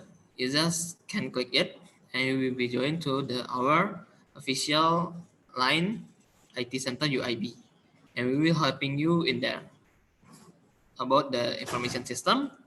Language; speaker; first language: English; non-native, learner; Indonesian